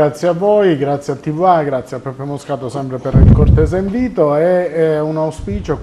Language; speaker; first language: Italian; native; Italian